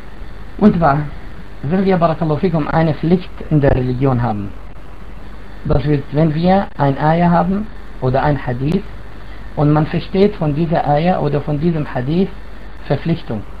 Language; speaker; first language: German; non-native, fluent; Arabic